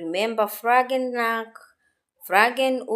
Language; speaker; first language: German; non-native, learner; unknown